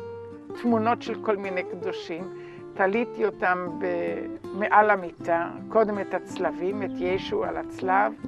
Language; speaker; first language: Hebrew; non-native, fluent; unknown